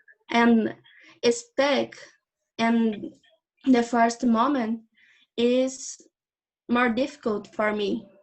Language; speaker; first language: English; non-native, learner; Portuguese